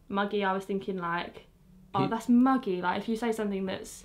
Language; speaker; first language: English; native; English